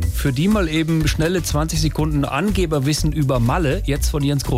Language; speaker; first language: German; native; German